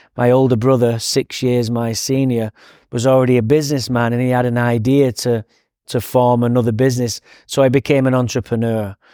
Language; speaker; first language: English; native; English